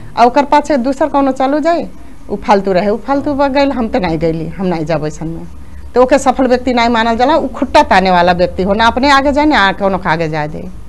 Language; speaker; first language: Bhojpuri; native; Bhojpuri